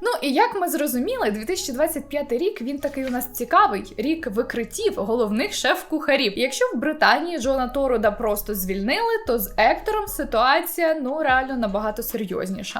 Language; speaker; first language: Ukrainian; native; Ukrainian